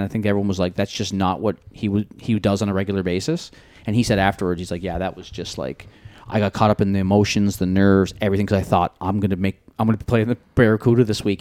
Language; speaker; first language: English; native; English